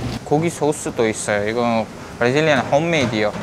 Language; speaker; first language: Korean; non-native, fluent; Portuguese